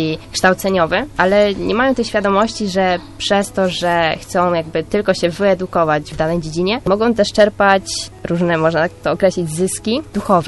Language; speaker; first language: Polish; native; Polish